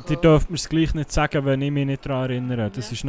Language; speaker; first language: German; native; German